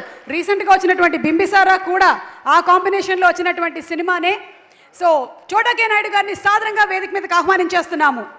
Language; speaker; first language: Telugu; native; Telugu